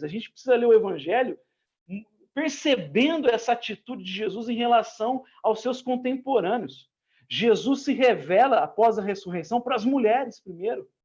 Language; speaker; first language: Portuguese; native; Portuguese